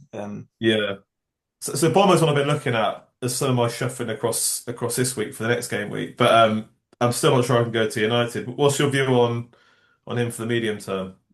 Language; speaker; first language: English; native; English